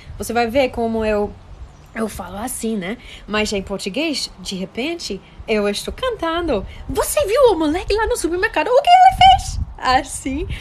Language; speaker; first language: Portuguese; non-native, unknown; English